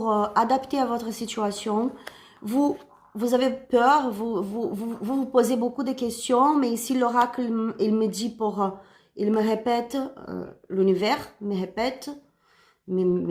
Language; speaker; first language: French; non-native, learner; Spanish